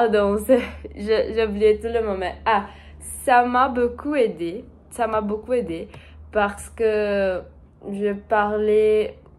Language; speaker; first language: French; non-native, learner; Portuguese